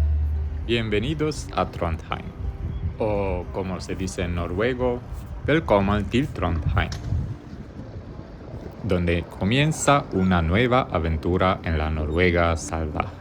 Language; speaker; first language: Spanish; non-native, fluent; Romanian